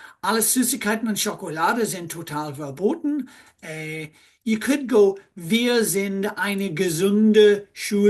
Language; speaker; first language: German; non-native, fluent; English